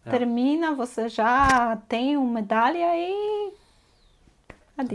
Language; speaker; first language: Portuguese; non-native, fluent; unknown